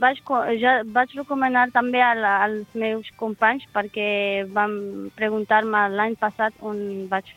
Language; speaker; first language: Catalan; non-native, learner; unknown